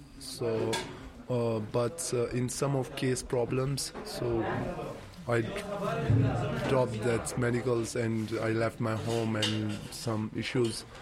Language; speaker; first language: English; non-native, learner; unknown